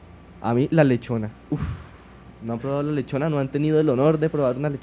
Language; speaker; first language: Spanish; native; Spanish